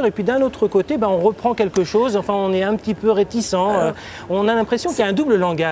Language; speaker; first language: French; native; French